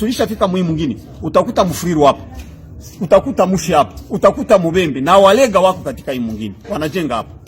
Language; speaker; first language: Swahili; non-native, local second language; Kinyarwanda